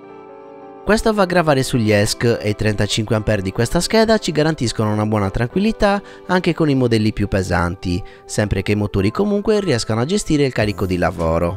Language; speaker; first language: Italian; native; Italian